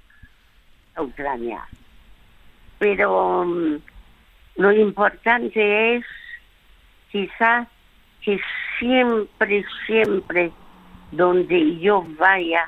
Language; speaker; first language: Spanish; early bilingual, other home language; French